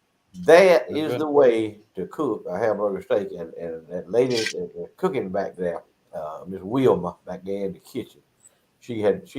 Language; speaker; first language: English; native; English